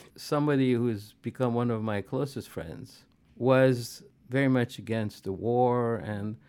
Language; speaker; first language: English; non-native, fluent; Arabic